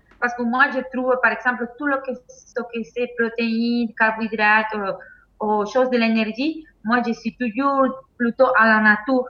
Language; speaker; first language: French; non-native, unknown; Spanish